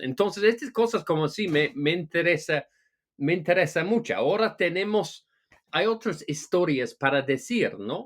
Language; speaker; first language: Spanish; non-native, fluent; English